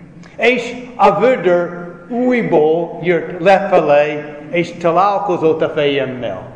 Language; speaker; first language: Hungarian; non-native, fluent; English